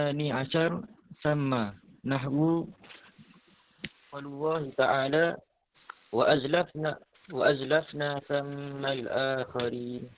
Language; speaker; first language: Arabic; non-native, learner; Malay